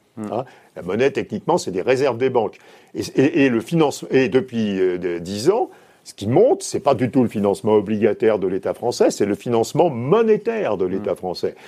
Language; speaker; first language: French; native; French